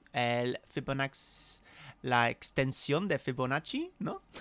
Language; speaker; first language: Spanish; non-native, learner; English